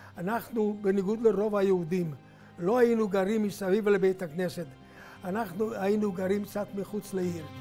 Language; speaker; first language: Hebrew; non-native, fluent; Hungarian